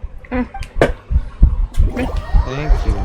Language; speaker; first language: English; non-native, learner; Spanish